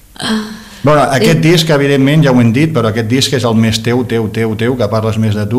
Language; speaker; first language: Catalan; native; Catalan